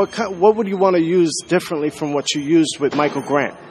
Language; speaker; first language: English; non-native, learner; Polish